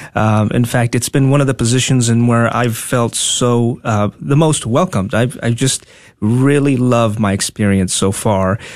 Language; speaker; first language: English; non-native, fluent; Spanish